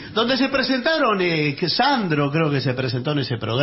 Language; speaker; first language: Spanish; native; Spanish